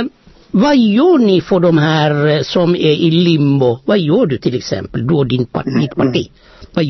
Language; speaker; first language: Swedish; non-native, fluent; Amharic